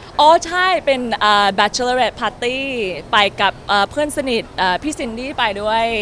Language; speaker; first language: Thai; non-native, learner; English